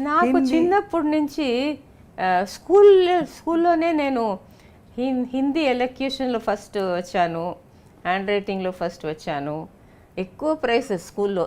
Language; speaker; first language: Telugu; non-native, local second language; Tamil